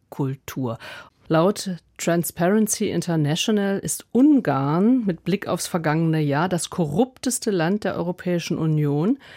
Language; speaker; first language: German; native; German